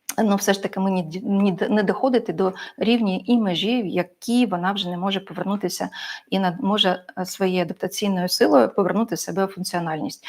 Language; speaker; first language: Ukrainian; non-native, local second language; Russian